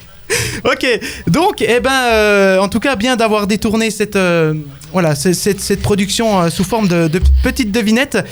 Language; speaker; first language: French; native; French